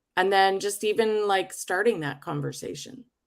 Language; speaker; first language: English; native; English